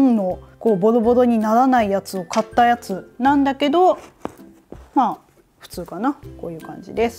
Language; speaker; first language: Japanese; native; Japanese